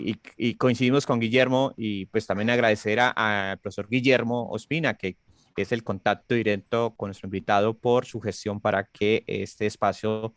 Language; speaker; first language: Spanish; native; Spanish